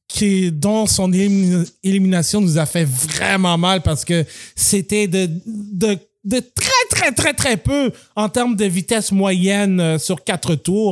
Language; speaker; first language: French; native; French